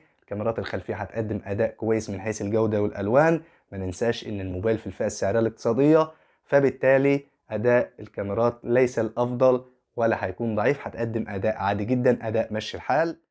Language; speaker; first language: Arabic; native; Arabic